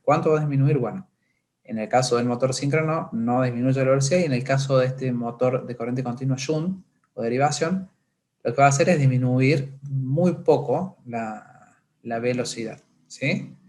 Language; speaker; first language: Spanish; native; Spanish